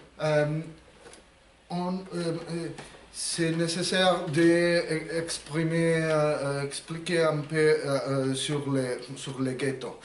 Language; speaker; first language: French; non-native, learner; Spanish